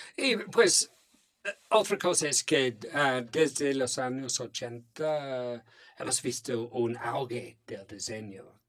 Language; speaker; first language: Spanish; non-native, fluent; English